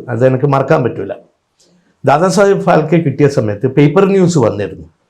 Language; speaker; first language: Malayalam; native; Malayalam